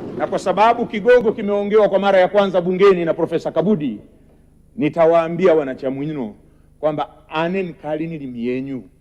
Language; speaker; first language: Swahili; native; Swahili